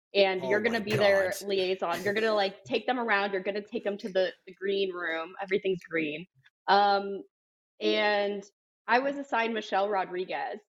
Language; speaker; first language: English; native; English